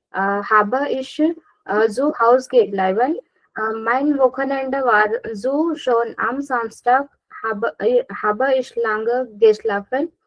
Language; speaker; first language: German; non-native, learner; Marathi